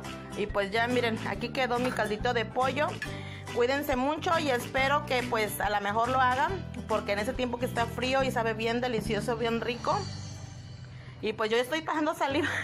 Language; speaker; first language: Spanish; native; Spanish